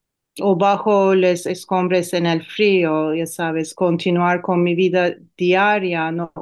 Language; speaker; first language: Spanish; non-native, fluent; Turkish